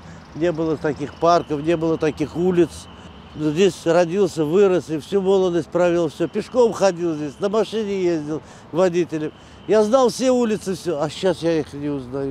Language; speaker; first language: Russian; native; Russian